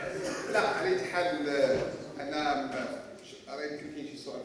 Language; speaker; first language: Arabic; native; Arabic